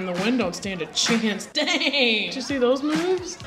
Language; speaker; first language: English; native; English